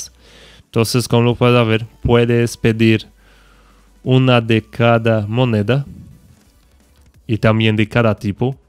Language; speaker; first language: Spanish; non-native, fluent; Portuguese